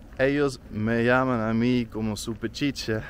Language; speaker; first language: Spanish; non-native, learner; Dutch